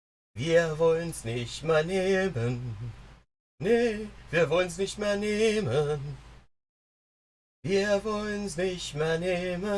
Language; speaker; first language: German; non-native, learner; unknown